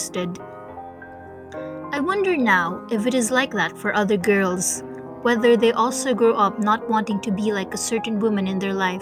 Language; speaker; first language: English; non-native, local second language; Filipino